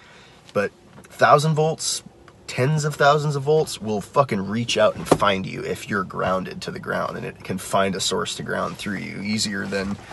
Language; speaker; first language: English; native; English